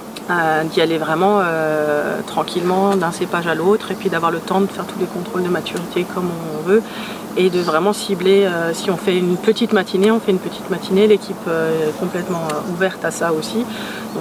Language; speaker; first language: French; native; French